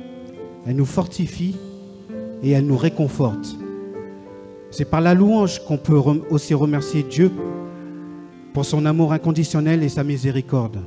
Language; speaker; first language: French; native; French